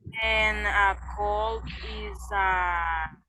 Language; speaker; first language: English; non-native, learner; Spanish